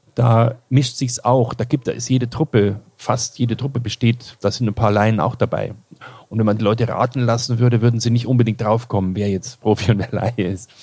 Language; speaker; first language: German; native; German